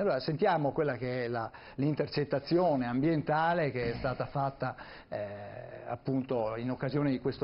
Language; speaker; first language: Italian; native; Italian